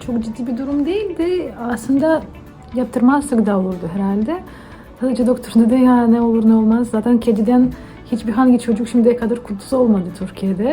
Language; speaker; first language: Turkish; non-native, learner; Russian